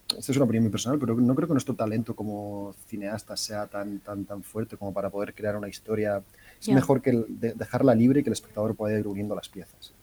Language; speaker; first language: Spanish; native; Spanish